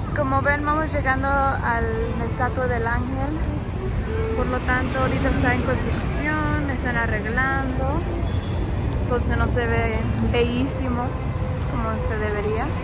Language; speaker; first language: Spanish; early bilingual, heritage; Spanish